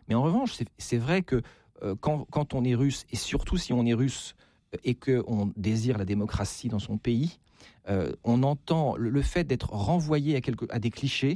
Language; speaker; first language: French; native; French